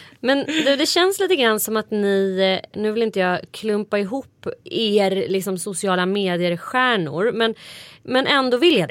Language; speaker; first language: Swedish; native; Swedish